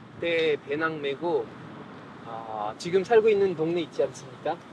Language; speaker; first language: Korean; non-native, fluent; French